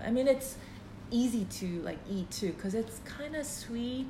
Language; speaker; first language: English; non-native, fluent; Korean